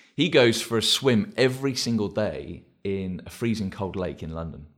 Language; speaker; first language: English; native; English